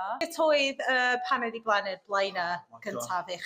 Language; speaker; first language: Welsh; non-native, fluent; English